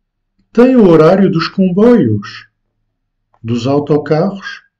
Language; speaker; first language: Portuguese; non-native, fluent; French